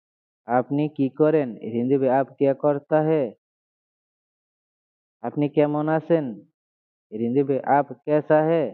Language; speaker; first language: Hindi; non-native, learner; Bangla